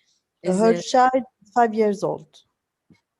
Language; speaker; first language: English; non-native, fluent; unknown